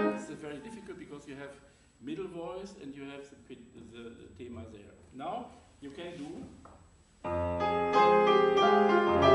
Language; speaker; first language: English; non-native, fluent; German